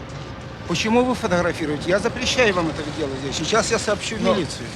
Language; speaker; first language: Russian; native; Russian